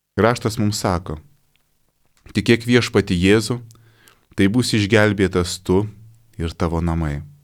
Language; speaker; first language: Lithuanian; native; Lithuanian